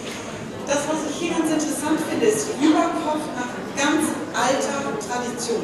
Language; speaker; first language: German; native; German